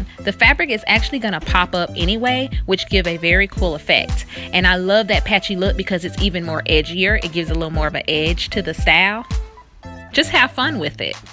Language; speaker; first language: English; native; English